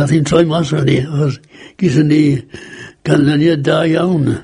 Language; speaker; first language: Welsh; native; Welsh